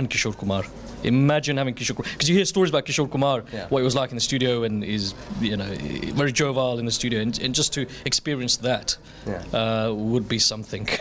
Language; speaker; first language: English; early bilingual, other home language; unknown